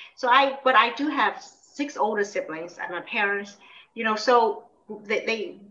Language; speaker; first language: English; early bilingual, other home language; Vietnamese